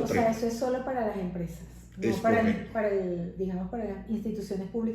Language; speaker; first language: Spanish; native; Spanish